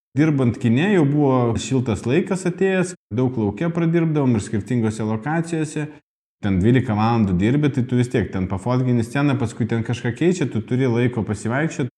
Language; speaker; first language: Lithuanian; non-native, local second language; Russian